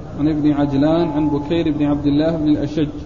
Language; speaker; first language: Arabic; native; Arabic